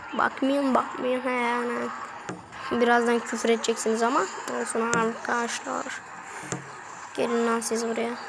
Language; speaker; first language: Turkish; native; Turkish